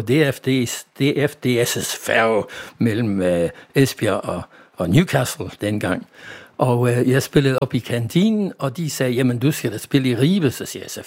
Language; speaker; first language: Danish; non-native, fluent; English